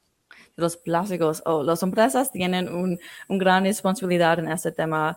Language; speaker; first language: Spanish; non-native, fluent; English